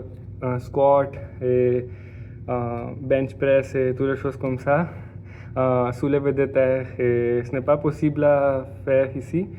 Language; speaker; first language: French; non-native, learner; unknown